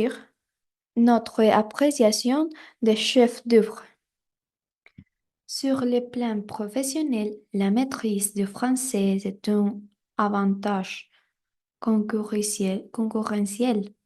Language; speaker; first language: French; non-native, fluent; Spanish